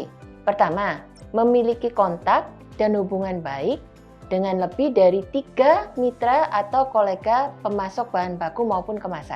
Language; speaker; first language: Indonesian; native; Indonesian